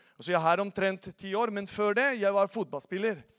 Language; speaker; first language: Norwegian; non-native, fluent; Spanish